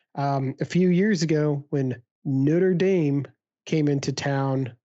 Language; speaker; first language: English; native; English